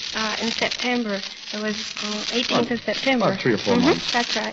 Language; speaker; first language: English; native; English